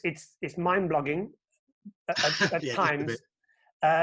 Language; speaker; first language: English; non-native, fluent; Portuguese